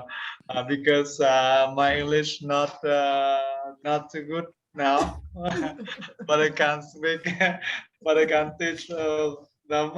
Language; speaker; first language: English; non-native, learner; Vietnamese